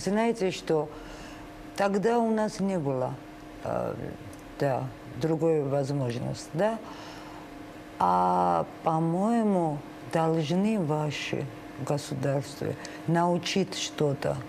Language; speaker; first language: Russian; non-native, fluent; Georgian